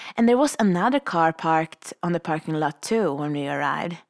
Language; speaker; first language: English; non-native, fluent; Swedish